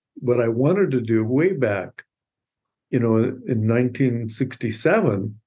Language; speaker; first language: English; native; English